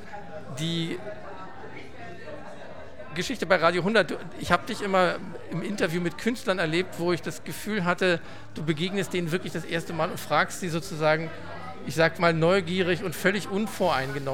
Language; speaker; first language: German; native; German